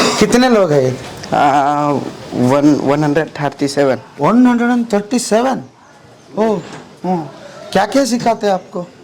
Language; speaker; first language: Hindi; non-native, local second language; Kannada